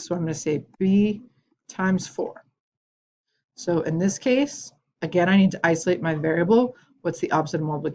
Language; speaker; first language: English; native; English